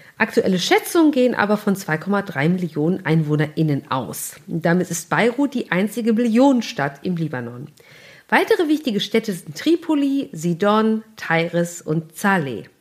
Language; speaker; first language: German; native; German